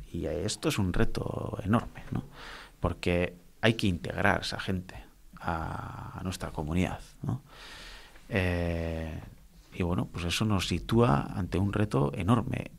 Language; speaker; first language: Spanish; non-native, local second language; Basque